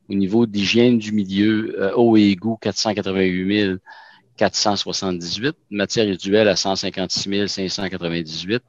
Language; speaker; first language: French; native; French